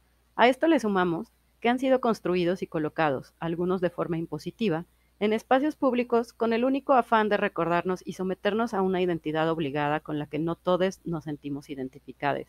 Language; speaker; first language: Spanish; native; Spanish